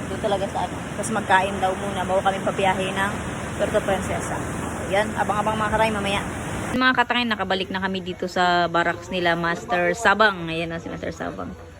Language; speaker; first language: Filipino; native; Filipino